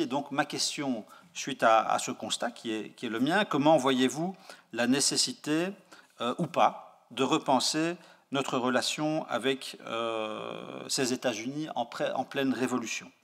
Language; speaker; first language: French; native; French